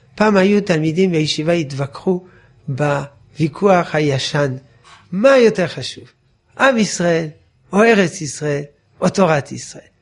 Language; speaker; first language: Hebrew; non-native, fluent; French